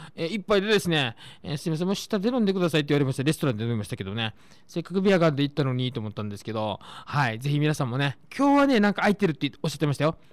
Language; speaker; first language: Japanese; native; Japanese